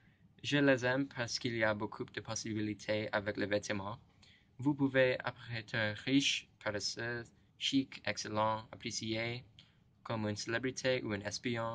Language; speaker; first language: French; non-native, learner; English